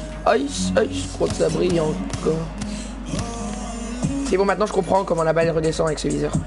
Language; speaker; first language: French; native; French